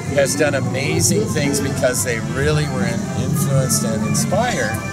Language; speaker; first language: English; native; English